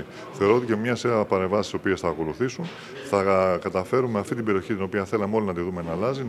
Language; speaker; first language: Greek; native; Greek